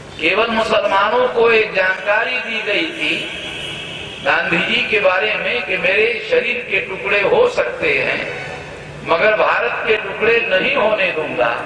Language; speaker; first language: Hindi; non-native, local second language; Marathi